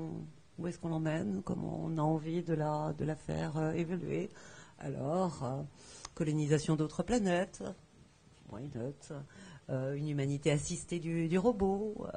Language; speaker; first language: French; native; French